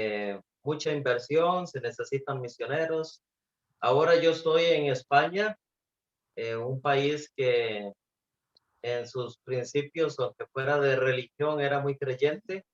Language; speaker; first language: Spanish; non-native, fluent; Portuguese